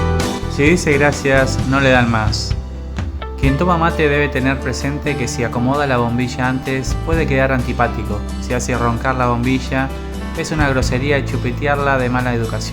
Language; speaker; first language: Spanish; native; Spanish